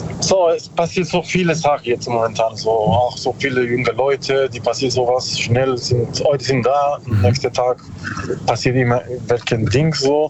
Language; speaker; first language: German; non-native, learner; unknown